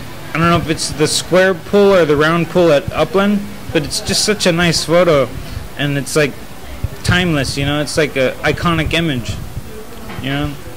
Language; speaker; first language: English; native; English